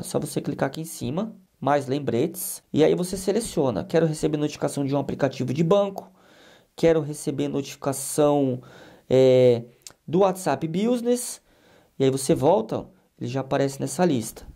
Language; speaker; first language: Portuguese; native; Portuguese